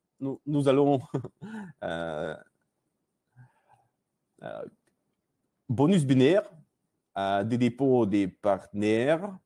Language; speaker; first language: French; non-native, learner; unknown